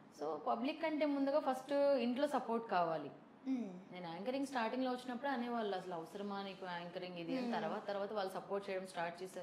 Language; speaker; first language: Telugu; native; Telugu